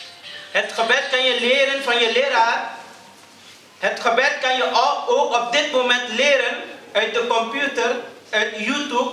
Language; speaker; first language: Dutch; early bilingual, other home language; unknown